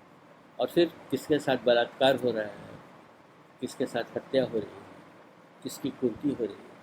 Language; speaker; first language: Hindi; native; Hindi